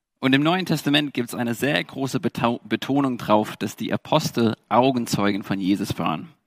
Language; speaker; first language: German; non-native, fluent; English